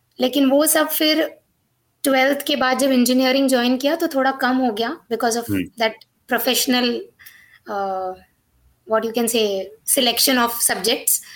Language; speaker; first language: Hindi; non-native, local second language; Marathi